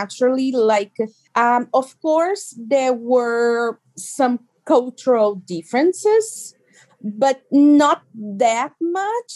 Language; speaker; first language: English; non-native, fluent; Portuguese